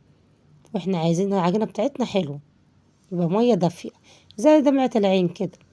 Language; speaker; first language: Arabic; native; Arabic